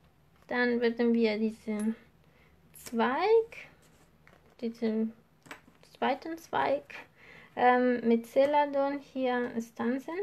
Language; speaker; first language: German; non-native, fluent; Spanish